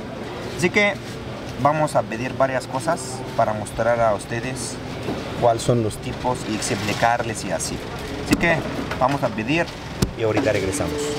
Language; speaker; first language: Spanish; non-native, fluent; Arabic